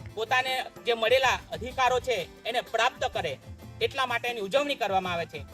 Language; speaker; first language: Gujarati; non-native, local second language; Vasavi